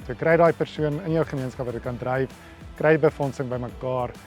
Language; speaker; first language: Afrikaans; native; Afrikaans